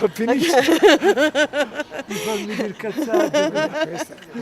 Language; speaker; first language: Italian; native; Italian